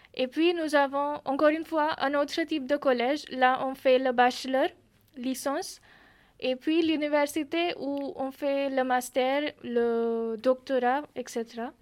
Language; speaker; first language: French; non-native, fluent; Marathi